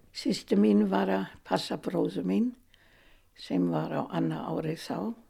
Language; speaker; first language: Icelandic; non-native, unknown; German